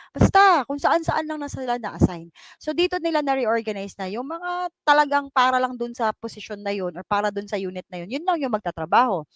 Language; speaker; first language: Filipino; non-native, local second language; Cebuano